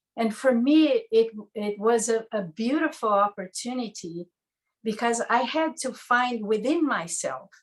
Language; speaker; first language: English; non-native, fluent; Portuguese